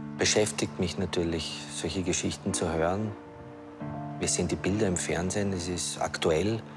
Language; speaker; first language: German; native; German